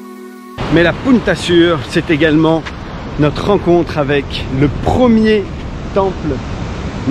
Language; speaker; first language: French; native; French